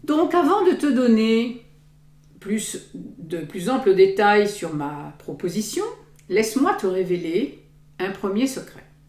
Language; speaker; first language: French; native; French